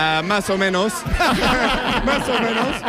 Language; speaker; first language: Spanish; non-native, learner; English